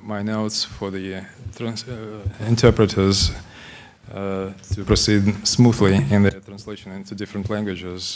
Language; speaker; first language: English; non-native, learner; Russian